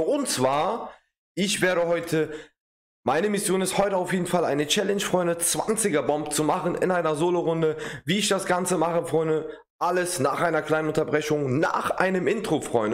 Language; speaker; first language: German; native; German